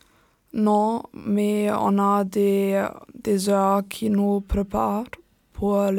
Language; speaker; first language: French; non-native, learner; German